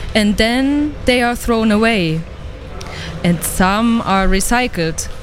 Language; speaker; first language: English; non-native, fluent; German